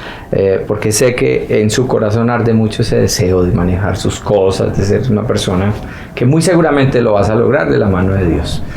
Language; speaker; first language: Spanish; native; Spanish